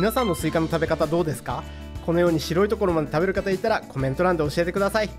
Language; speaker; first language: Japanese; native; Japanese